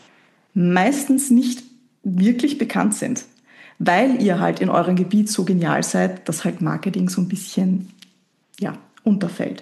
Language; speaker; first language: German; native; German